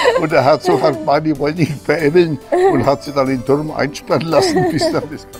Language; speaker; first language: German; native; German